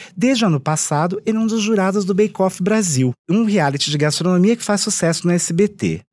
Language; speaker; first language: Portuguese; native; Portuguese